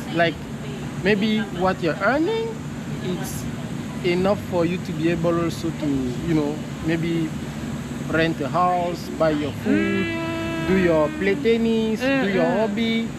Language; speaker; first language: English; non-native, learner; French